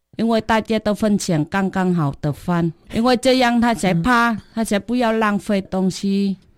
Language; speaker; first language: Chinese; non-native, learner; Vietnamese